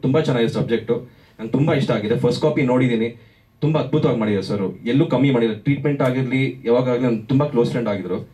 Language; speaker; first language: Kannada; native; Kannada